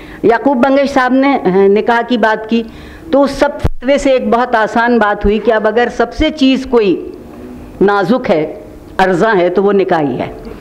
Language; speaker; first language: Urdu; native; Urdu